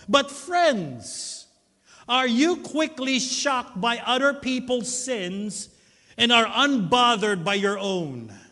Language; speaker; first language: English; non-native, local second language; Filipino